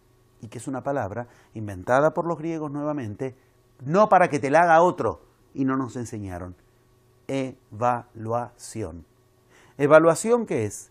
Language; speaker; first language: Spanish; native; Spanish